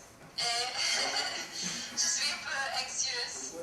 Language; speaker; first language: French; non-native, learner; English